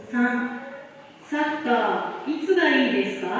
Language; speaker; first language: Japanese; non-native, learner; Indonesian